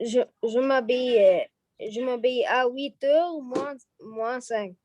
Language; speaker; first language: French; non-native, learner; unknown